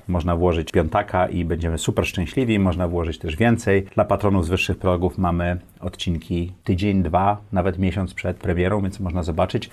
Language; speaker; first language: Polish; native; Polish